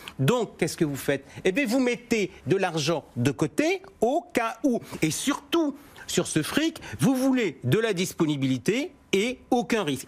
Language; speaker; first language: French; native; French